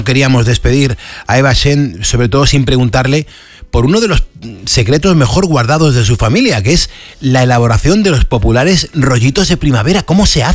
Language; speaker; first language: Spanish; native; Spanish